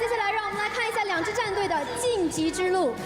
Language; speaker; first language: Chinese; native; Chinese